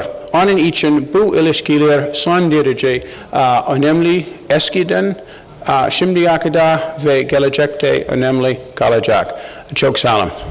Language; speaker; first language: Turkish; non-native, learner; English